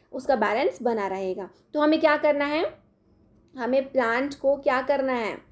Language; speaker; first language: Hindi; non-native, local second language; Dogri